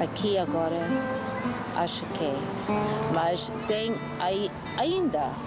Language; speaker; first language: Portuguese; early bilingual, heritage; Portuguese